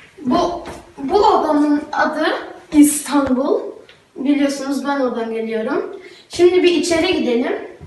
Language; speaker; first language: Turkish; early bilingual, heritage; Turkish